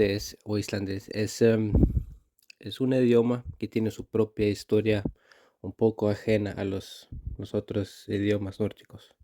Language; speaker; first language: Spanish; non-native, fluent; Icelandic